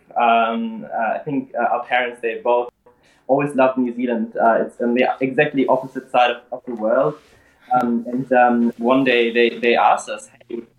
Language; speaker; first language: English; early bilingual, other home language; German